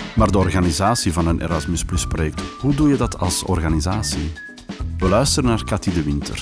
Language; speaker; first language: Dutch; native; Dutch